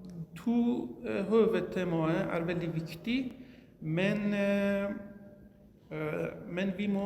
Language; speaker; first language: Norwegian; non-native, learner; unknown